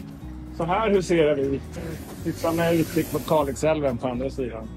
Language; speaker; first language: Swedish; native; Swedish